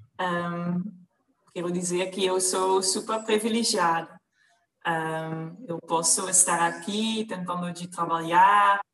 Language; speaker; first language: Portuguese; non-native, fluent; Dutch